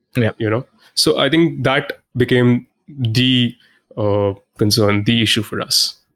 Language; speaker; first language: English; non-native, local second language; Hindi